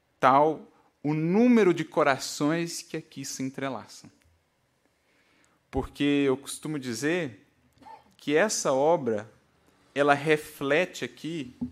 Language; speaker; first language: Portuguese; native; Portuguese